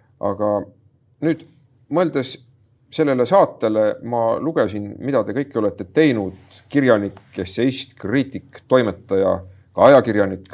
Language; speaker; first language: Estonian; native; Estonian